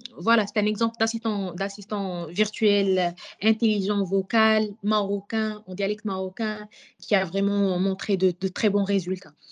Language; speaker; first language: French; non-native, local second language; Arabic